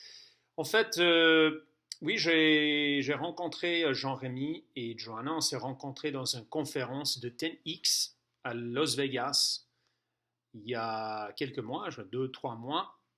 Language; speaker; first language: French; non-native, fluent; English